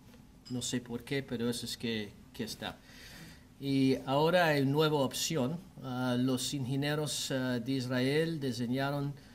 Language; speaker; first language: Spanish; non-native, learner; English